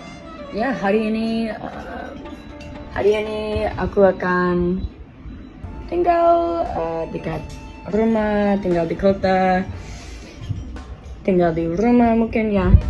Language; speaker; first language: Indonesian; non-native, learner; English